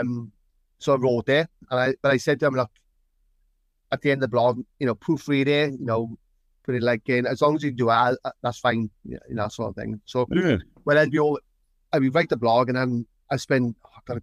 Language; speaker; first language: English; native; English